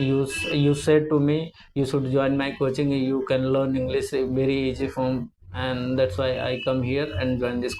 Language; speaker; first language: English; non-native, learner; Hindi